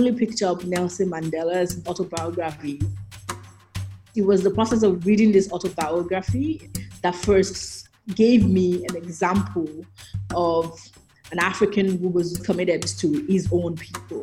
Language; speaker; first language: English; non-native, local second language; Yoruba